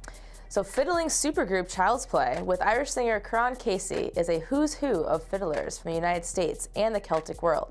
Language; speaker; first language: English; native; English